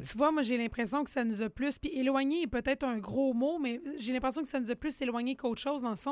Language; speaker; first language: French; native; French